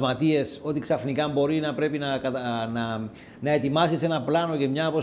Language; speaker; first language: Greek; native; Greek